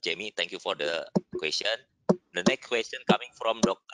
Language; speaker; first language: English; non-native, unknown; Indonesian